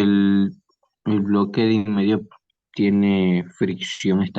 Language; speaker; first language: Spanish; native; Spanish